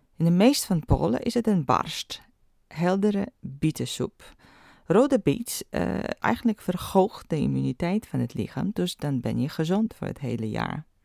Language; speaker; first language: Dutch; non-native, fluent; Polish